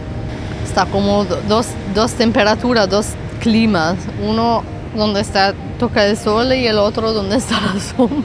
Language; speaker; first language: Spanish; native; Spanish